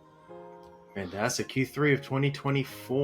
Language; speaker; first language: English; native; English